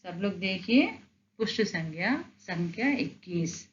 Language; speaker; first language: Hindi; non-native, local second language; Telugu